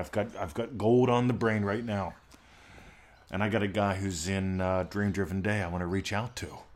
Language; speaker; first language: English; native; English